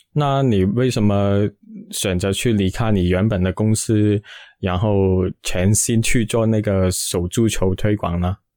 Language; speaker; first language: Chinese; non-native, local second language; Cantonese